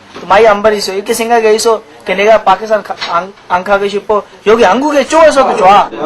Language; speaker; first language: Korean; non-native, learner; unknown